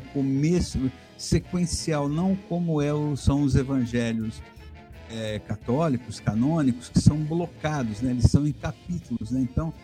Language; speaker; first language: Portuguese; native; Portuguese